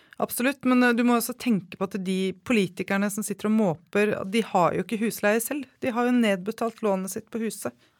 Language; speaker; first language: Norwegian; native; Norwegian